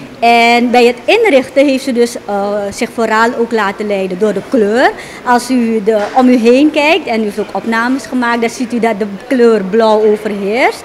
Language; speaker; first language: Dutch; native; Dutch